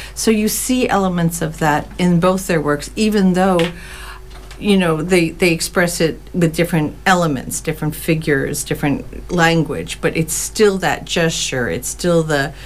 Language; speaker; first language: English; native; English